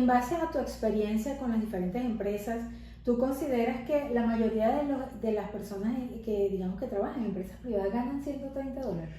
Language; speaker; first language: Spanish; native; Spanish